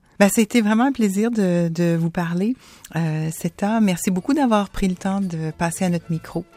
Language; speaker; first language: French; native; French